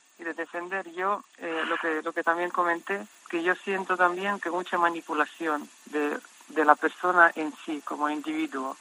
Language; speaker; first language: Spanish; non-native, fluent; Russian